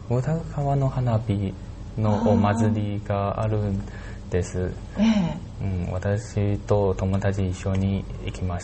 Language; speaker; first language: Japanese; non-native, learner; Chinese